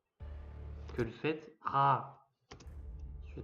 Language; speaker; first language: French; native; French